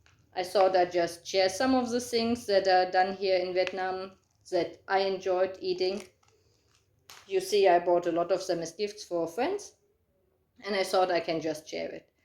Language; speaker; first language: English; non-native, fluent; German